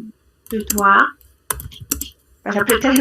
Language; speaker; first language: French; non-native, learner; Spanish